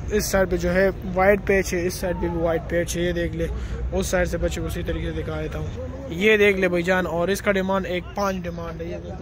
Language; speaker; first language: Urdu; non-native, local second language; Pashto